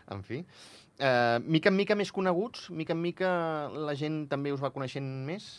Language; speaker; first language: Catalan; native; Catalan